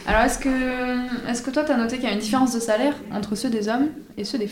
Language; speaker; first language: French; native; French